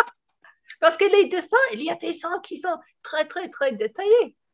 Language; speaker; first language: French; non-native, fluent; English